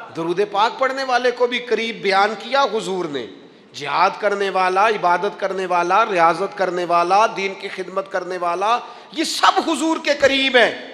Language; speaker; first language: Urdu; non-native, local second language; Punjabi